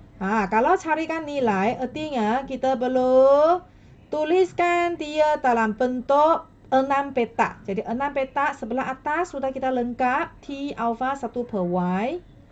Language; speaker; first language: Malay; non-native, local second language; Chinese